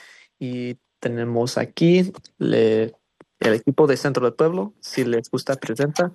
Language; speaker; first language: Spanish; non-native, learner; English